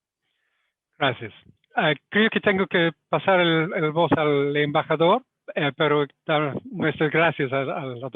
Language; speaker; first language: Spanish; non-native, fluent; English